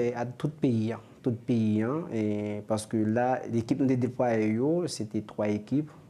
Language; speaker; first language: French; non-native, local second language; Haitian Creole